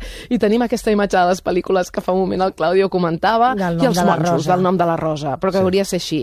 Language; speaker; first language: Catalan; native; Catalan